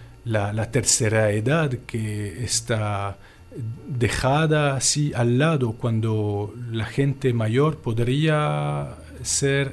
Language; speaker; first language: Spanish; non-native, fluent; French